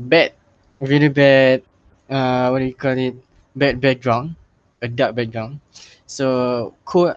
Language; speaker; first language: English; non-native, local second language; Malay